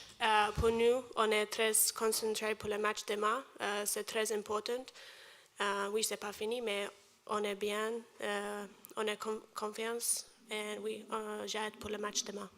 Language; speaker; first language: French; non-native, learner; English